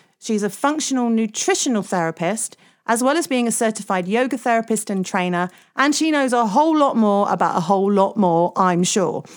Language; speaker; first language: English; native; English